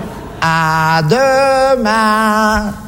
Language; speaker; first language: French; native; French